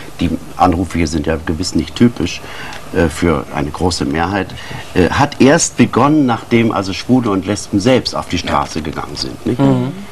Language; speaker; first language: German; native; German